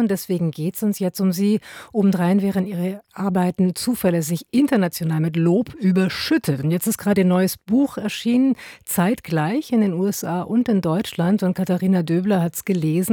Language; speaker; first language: German; native; German